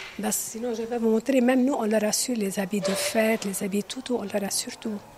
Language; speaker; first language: French; non-native, local second language; Arabic